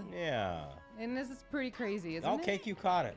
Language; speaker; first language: English; native; English